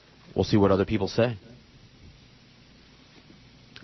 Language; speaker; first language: English; native; English